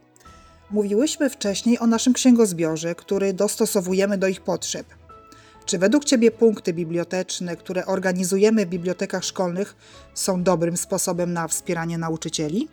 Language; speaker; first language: Polish; native; Polish